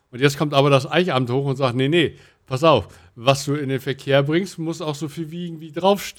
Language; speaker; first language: German; native; German